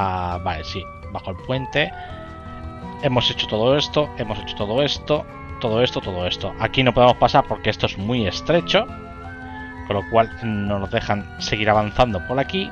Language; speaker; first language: Spanish; native; Spanish